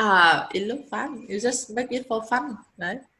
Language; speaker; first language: English; non-native, learner; Vietnamese